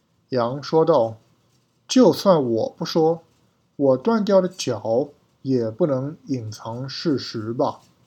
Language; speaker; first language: Chinese; native; Chinese